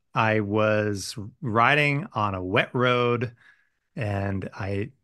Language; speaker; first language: English; native; English